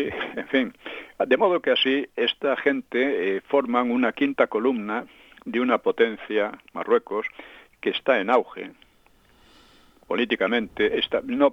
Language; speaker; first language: Spanish; non-native, local second language; Galician